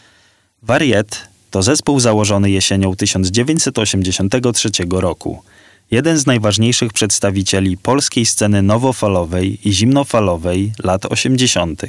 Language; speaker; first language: Polish; native; Polish